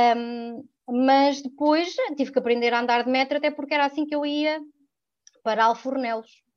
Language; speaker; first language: Portuguese; early bilingual, other home language; French